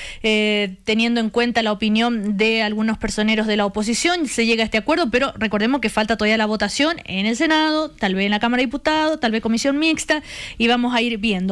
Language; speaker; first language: Spanish; native; Spanish